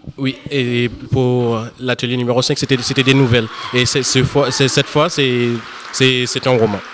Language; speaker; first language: French; non-native, local second language; Haitian Creole